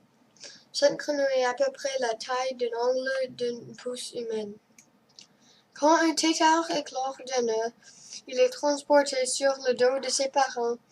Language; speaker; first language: French; non-native, learner; English